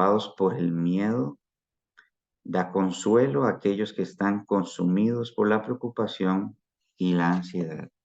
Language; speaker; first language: Spanish; native; Spanish